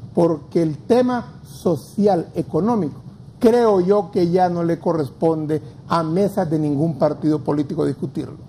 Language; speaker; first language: Spanish; native; Spanish